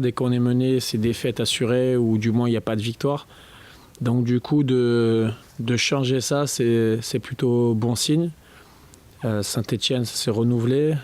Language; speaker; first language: French; native; French